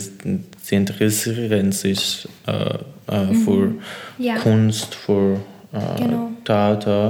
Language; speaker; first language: German; non-native, learner; Persian